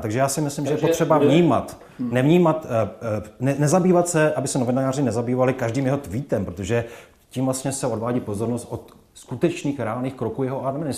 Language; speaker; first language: Czech; native; Czech